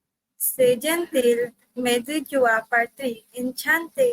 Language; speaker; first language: French; non-native, learner; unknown